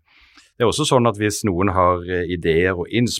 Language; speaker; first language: Norwegian; native; Norwegian